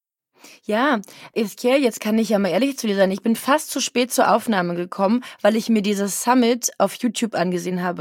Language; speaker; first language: German; native; German